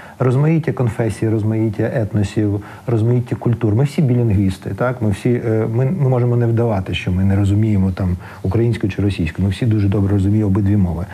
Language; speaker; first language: Ukrainian; non-native, local second language; Russian